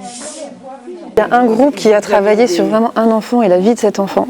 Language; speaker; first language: French; native; French